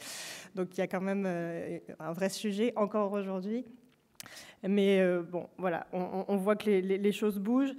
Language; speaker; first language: French; native; French